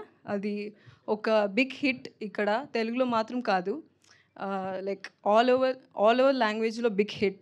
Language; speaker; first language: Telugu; non-native, learner; Tamil